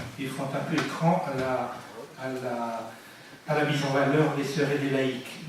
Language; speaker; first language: French; native; French